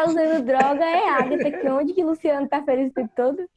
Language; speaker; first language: Portuguese; native; Portuguese